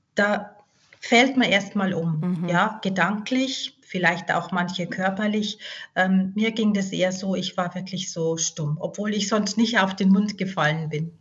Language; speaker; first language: German; native; German